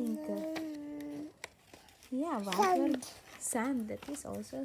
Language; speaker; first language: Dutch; non-native, learner; Filipino